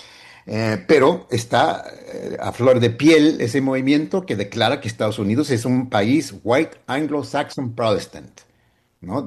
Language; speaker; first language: Spanish; early bilingual, heritage; Spanish